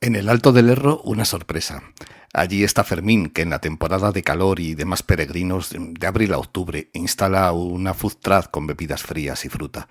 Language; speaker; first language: Spanish; native; Spanish